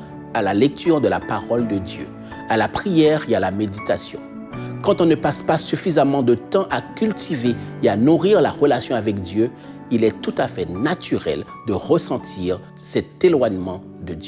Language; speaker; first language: French; native; French